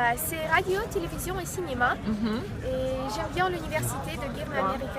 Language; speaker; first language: French; non-native, learner; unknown